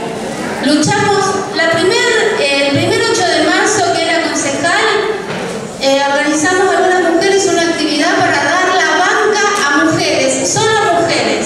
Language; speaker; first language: Spanish; native; Spanish